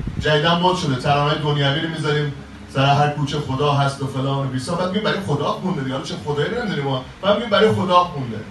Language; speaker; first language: Persian; native; Persian